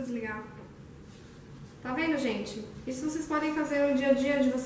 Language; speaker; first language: Portuguese; native; Portuguese